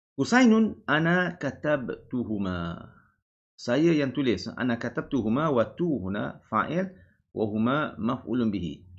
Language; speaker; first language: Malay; native; Malay